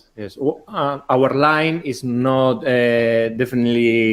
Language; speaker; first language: English; non-native, learner; Spanish